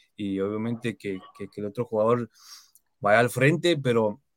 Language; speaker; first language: Spanish; early bilingual, heritage; Spanish